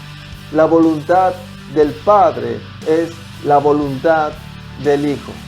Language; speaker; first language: Spanish; native; Spanish